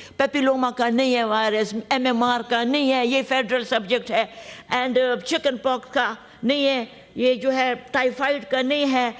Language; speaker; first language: Urdu; non-native, local second language; Pashto